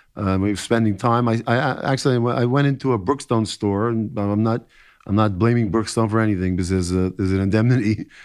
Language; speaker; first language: English; native; English